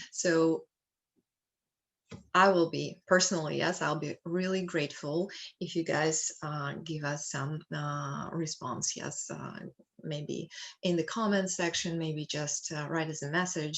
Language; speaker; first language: English; non-native, fluent; Russian